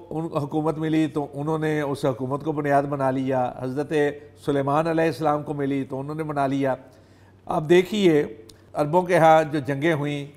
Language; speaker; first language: Urdu; non-native, local second language; Punjabi